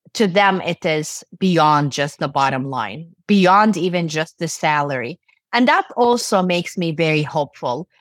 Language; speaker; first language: English; non-native, fluent; Arabic